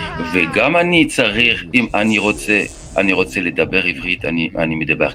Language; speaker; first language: Hebrew; non-native, learner; French